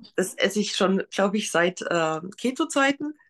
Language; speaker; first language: German; non-native, fluent; Polish